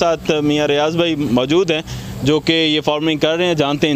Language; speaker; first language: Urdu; non-native, local second language; Punjabi